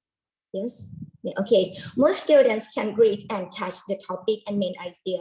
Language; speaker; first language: English; non-native, learner; Thai